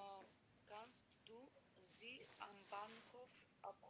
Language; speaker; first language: German; non-native, learner; Macedonian